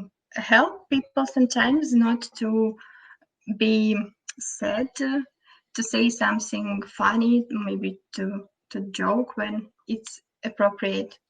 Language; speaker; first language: English; non-native, fluent; Russian